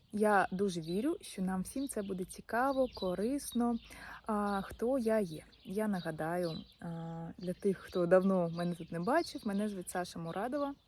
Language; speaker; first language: Ukrainian; non-native, local second language; Russian